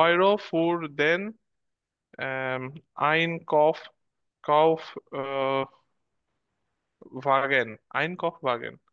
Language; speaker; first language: German; non-native, learner; Bangla